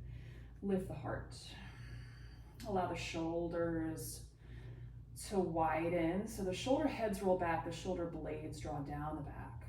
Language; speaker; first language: English; native; English